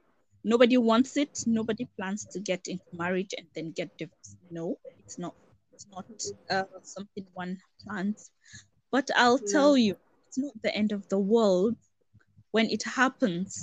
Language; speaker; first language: English; non-native, local second language; Hausa